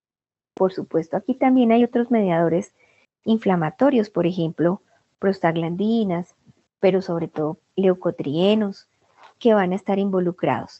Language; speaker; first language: Spanish; native; Spanish